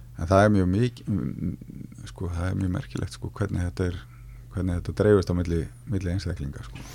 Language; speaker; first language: Icelandic; native; Icelandic